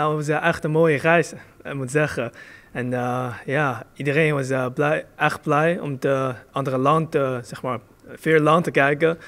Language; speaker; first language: Dutch; early bilingual, other home language; Chinese